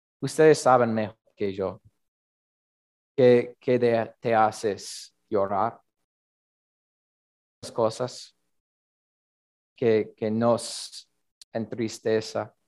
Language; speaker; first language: Spanish; non-native, learner; English